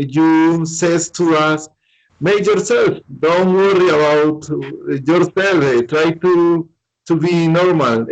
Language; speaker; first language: English; non-native, learner; Spanish